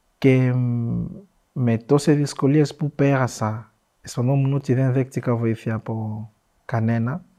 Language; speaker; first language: Greek; non-native, fluent; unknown